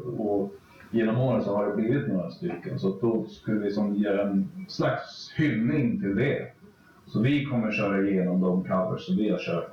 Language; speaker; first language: Swedish; native; Swedish